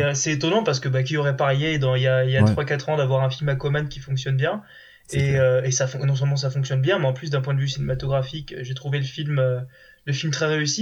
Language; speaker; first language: French; native; French